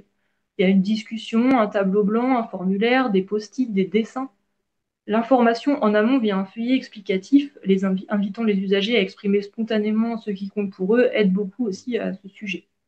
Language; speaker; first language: French; native; French